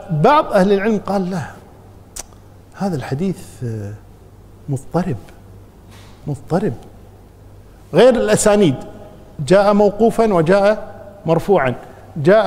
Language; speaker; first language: Arabic; native; Arabic